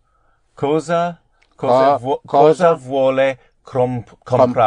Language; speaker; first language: Italian; non-native, learner; English